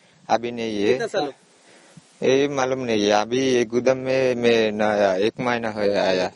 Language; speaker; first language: Hindi; non-native, learner; Bangla